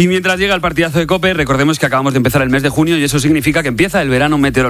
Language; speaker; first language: Spanish; native; Spanish